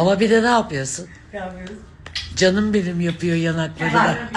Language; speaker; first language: Turkish; native; Turkish